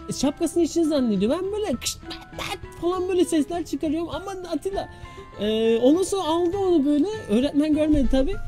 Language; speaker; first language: Turkish; early bilingual, heritage; Turkish